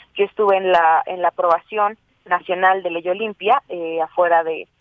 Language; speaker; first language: Spanish; native; Spanish